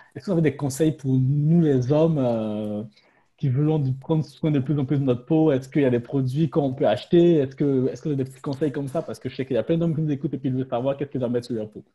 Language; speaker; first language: French; native; French